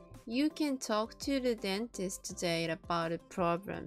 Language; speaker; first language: English; non-native, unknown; Japanese